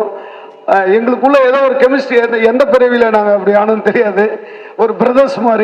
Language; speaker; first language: Tamil; native; Tamil